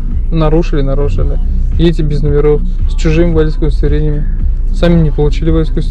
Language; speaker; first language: Russian; native; Russian